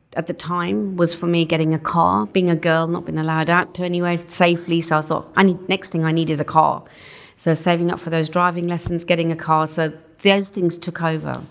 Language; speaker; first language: English; non-native, local second language; Punjabi